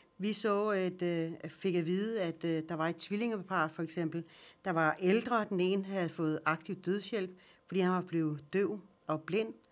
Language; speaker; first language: Danish; early bilingual, other home language; Swedish